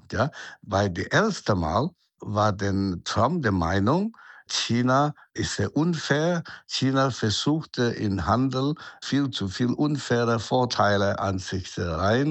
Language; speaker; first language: German; non-native, fluent; Chinese